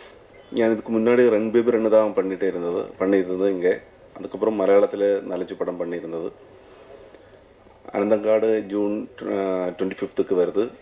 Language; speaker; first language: Tamil; non-native, learner; Malayalam